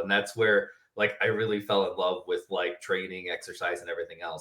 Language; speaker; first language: English; native; English